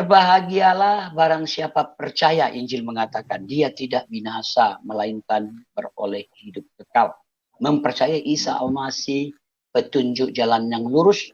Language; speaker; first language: Indonesian; non-native, local second language; Achinese